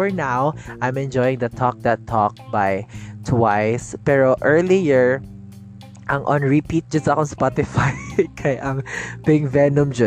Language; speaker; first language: English; non-native, local second language; Cebuano